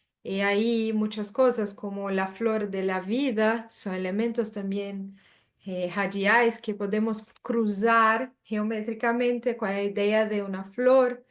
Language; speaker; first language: Spanish; non-native, learner; Portuguese